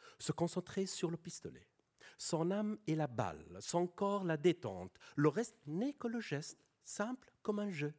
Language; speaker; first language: French; non-native, fluent; Persian